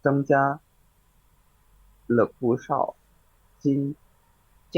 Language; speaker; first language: Chinese; non-native, learner; Indonesian